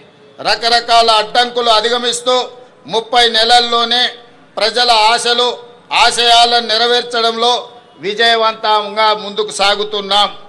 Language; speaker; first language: Telugu; native; Telugu